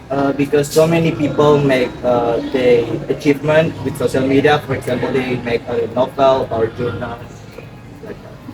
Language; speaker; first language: English; non-native, learner; Indonesian